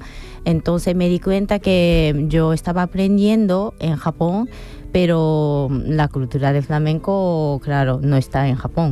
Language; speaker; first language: Spanish; non-native, fluent; Japanese